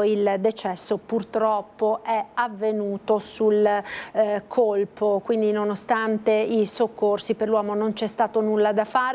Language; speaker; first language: Italian; native; Italian